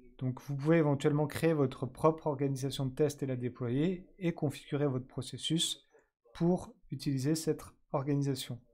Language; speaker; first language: French; native; French